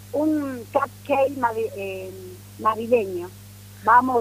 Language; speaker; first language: Spanish; native; Spanish